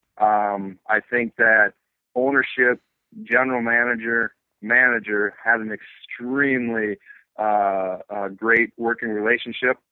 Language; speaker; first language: English; native; English